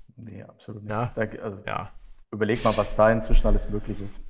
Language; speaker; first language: German; early bilingual, other home language; Turkish